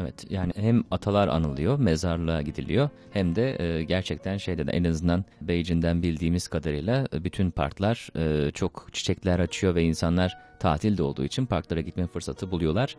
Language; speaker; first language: Turkish; non-native, local second language; Chinese